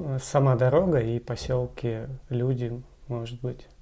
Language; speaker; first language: Russian; native; Russian